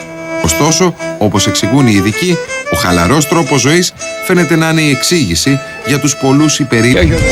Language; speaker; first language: Greek; native; Greek